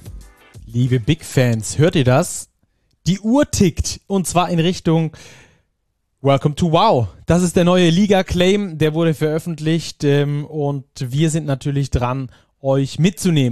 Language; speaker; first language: German; native; German